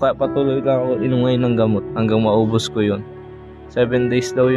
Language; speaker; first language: Filipino; non-native, local second language; Bikol